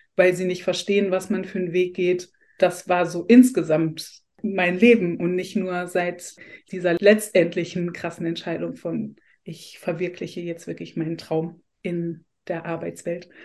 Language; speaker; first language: German; native; German